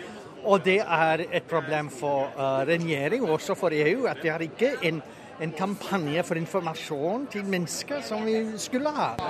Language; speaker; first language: Norwegian; non-native, learner; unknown